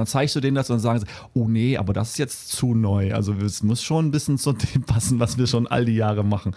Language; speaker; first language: German; early bilingual, heritage; German